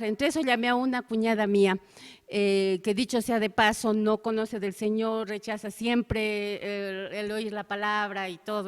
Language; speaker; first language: Spanish; native; Spanish